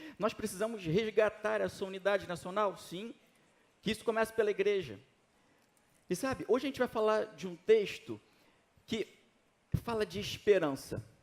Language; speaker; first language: Portuguese; native; Portuguese